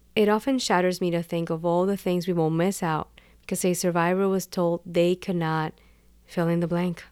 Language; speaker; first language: English; non-native, fluent; Spanish